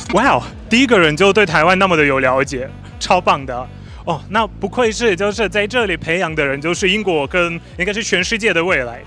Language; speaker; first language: Chinese; non-native, fluent; Polish